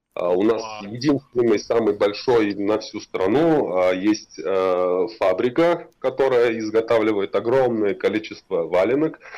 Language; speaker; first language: Russian; non-native, local second language; Tatar